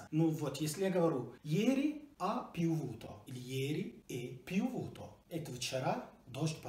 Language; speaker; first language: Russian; non-native, fluent; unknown